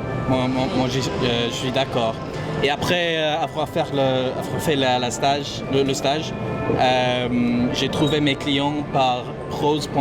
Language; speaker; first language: French; non-native, fluent; English